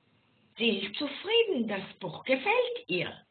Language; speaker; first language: German; non-native, fluent; Hebrew